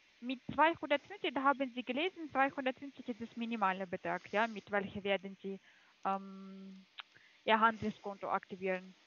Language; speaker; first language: German; non-native, learner; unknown